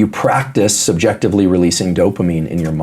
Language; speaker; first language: English; native; English